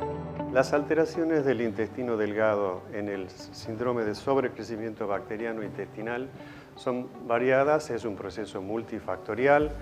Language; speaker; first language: Spanish; native; Spanish